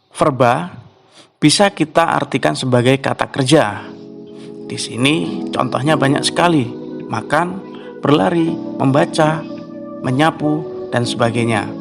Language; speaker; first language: Indonesian; native; Indonesian